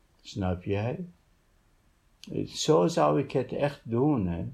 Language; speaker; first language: Dutch; non-native, fluent; Arabic